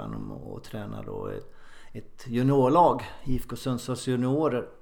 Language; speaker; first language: Swedish; native; Swedish